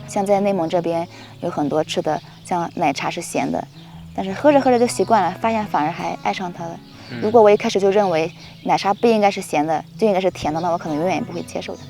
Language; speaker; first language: Chinese; native; Chinese